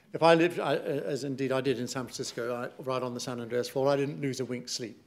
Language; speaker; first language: English; native; English